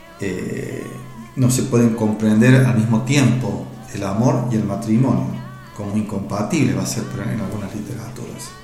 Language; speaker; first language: Spanish; native; Spanish